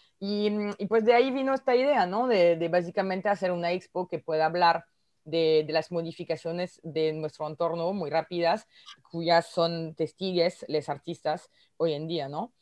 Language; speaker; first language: Spanish; non-native, fluent; French